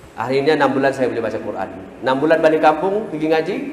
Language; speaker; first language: Malay; native; Malay